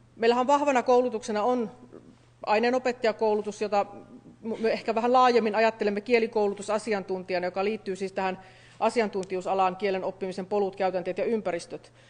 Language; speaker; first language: Finnish; native; Finnish